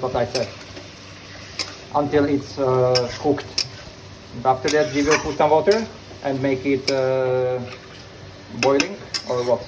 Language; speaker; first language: English; non-native, fluent; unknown